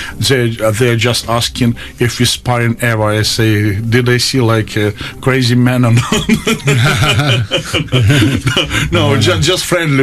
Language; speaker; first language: English; non-native, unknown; Russian